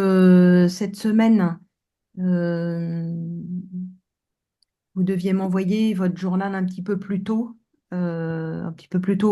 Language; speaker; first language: French; native; French